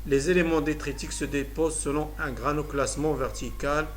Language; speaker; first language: French; non-native, local second language; Arabic